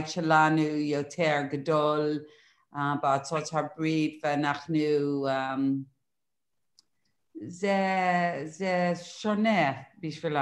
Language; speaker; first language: Hebrew; non-native, learner; English